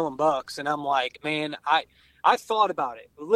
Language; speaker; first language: English; native; English